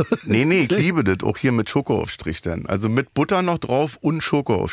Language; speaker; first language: German; native; German